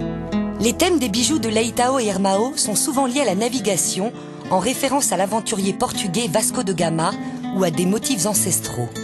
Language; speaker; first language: French; native; French